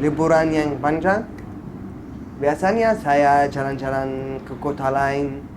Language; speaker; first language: Indonesian; non-native, fluent; Arabic